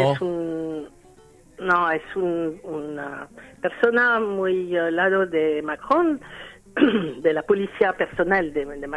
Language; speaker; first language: Spanish; non-native, learner; French